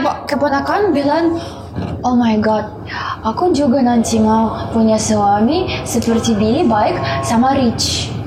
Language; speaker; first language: Indonesian; non-native, learner; Russian